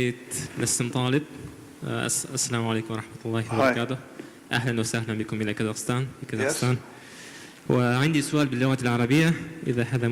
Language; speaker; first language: Arabic; non-native, learner; Kazakh